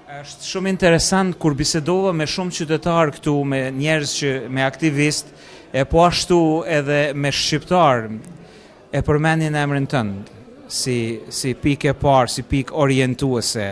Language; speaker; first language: Albanian; native; Albanian